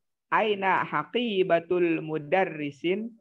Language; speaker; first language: Arabic; non-native, learner; Indonesian